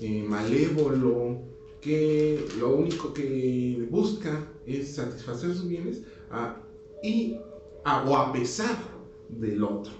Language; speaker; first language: Spanish; native; Spanish